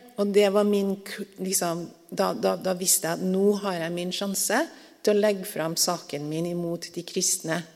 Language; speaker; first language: Norwegian; native; Norwegian